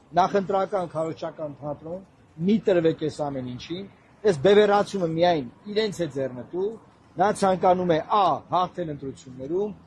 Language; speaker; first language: Armenian; native; Armenian